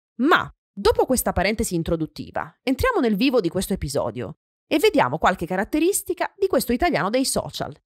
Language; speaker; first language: Italian; native; Italian